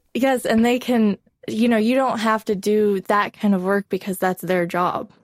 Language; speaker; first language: English; native; English